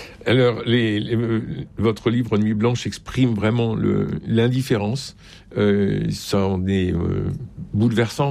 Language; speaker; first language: French; native; French